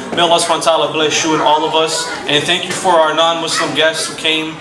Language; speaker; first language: English; non-native, fluent; Portuguese